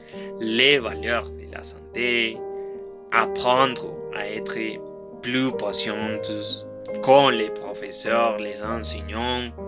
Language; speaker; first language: French; non-native, learner; Spanish